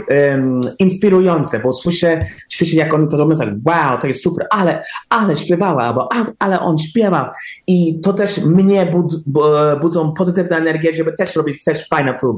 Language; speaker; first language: Polish; early bilingual, heritage; English